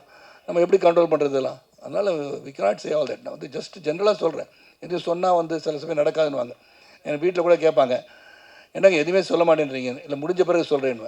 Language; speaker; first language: Tamil; native; Tamil